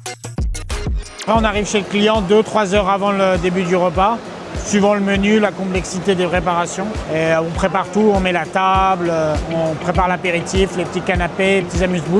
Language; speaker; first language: French; native; French